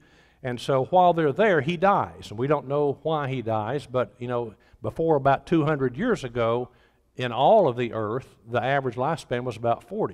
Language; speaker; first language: English; native; English